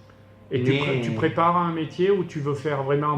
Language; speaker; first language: French; native; French